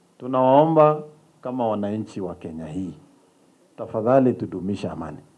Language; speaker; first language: Swahili; non-native, local second language; Kalenjin